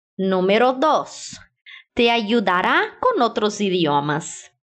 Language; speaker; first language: Spanish; non-native, fluent; Portuguese